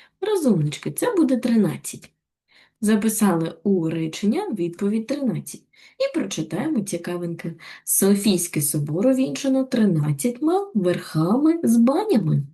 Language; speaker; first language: Ukrainian; native; Ukrainian